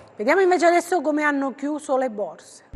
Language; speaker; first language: Italian; native; Italian